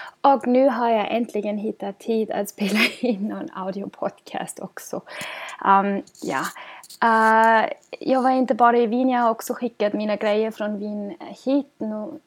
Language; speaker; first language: Swedish; non-native, fluent; German